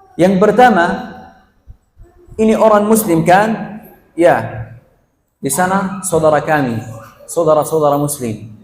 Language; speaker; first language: Indonesian; non-native, fluent; Arabic